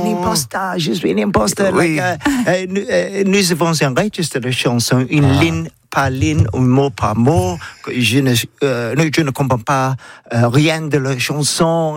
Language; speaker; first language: French; non-native, learner; English